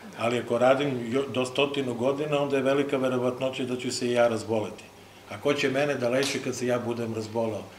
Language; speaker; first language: Serbian; native; Serbian